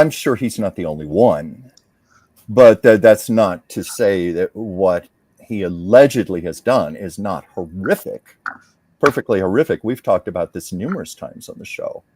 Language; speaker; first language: English; native; English